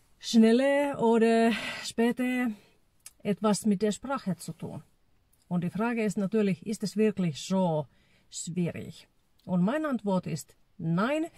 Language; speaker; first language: German; non-native, fluent; Finnish